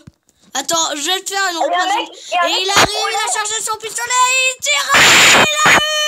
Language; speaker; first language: French; native; French